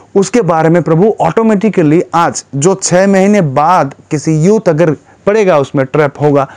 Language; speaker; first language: Hindi; non-native, fluent; Bangla